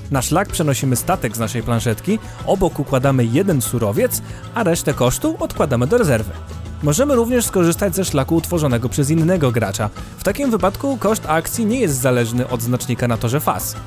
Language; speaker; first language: Polish; native; Polish